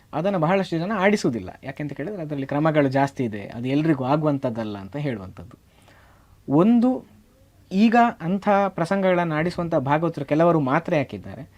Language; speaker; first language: Kannada; native; Kannada